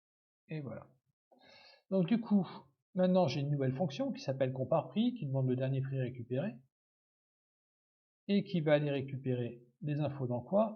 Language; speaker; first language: French; native; French